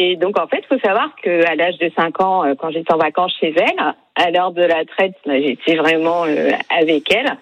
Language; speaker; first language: French; native; French